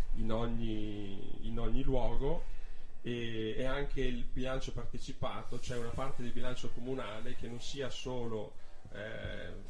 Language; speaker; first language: Italian; native; Italian